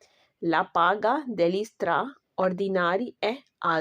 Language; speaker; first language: Italian; non-native, learner; Urdu